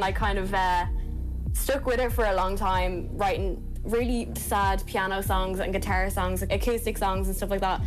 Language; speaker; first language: English; native; English